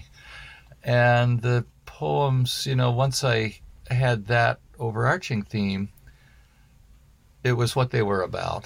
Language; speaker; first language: English; native; English